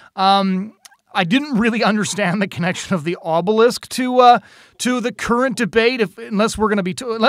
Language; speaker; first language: English; native; English